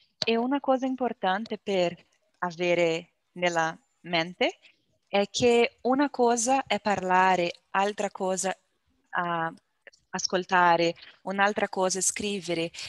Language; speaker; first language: Italian; non-native, learner; Portuguese